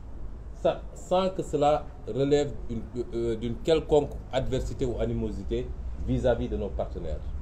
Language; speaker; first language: French; non-native, local second language; Wolof